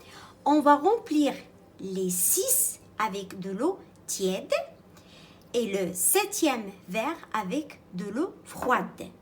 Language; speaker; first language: French; non-native, local second language; Arabic